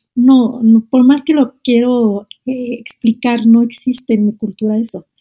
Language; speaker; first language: Spanish; non-native, fluent; Arabic